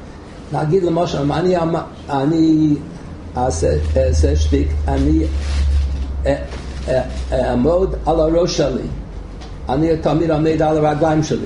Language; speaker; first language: Hebrew; non-native, fluent; English